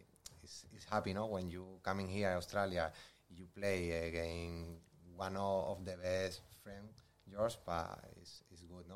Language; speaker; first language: English; non-native, learner; Spanish